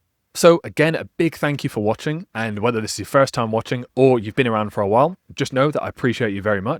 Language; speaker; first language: English; native; English